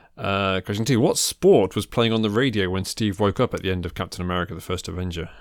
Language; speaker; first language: English; native; English